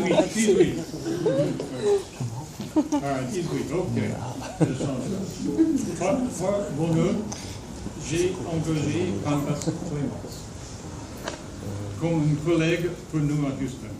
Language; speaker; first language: French; non-native, fluent; English